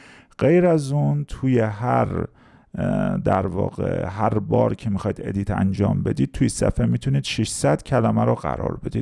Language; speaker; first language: Persian; native; Persian